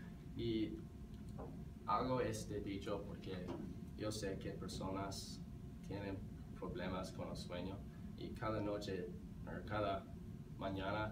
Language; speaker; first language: Spanish; non-native, learner; English